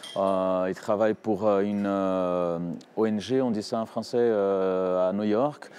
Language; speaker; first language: French; non-native, fluent; Portuguese